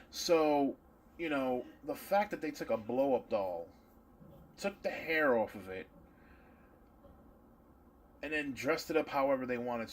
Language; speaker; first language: English; native; English